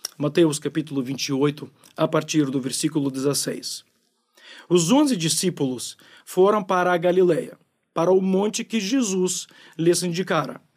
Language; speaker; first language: Portuguese; non-native, fluent; Ukrainian